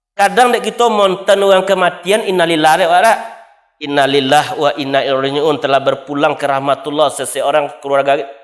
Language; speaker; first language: Malay; non-native, local second language; Minangkabau